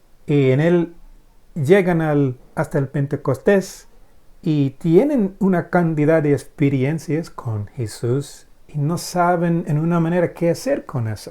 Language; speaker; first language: Spanish; non-native, fluent; English